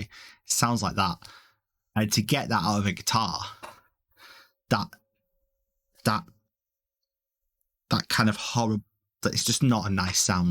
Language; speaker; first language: English; native; English